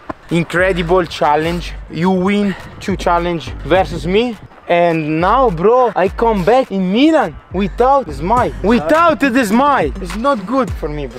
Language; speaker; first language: English; non-native, learner; Italian